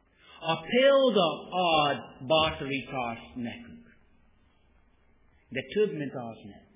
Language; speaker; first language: Hungarian; non-native, fluent; English